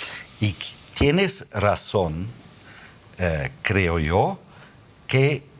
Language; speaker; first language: Spanish; non-native, fluent; German